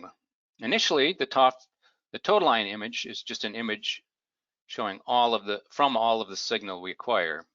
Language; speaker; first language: English; native; English